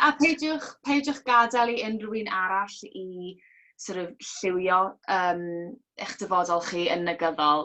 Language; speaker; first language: Welsh; native; Welsh